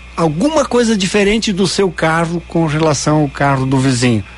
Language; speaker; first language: Portuguese; native; Portuguese